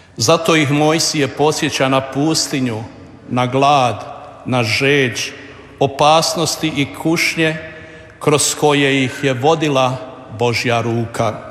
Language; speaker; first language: Croatian; native; Croatian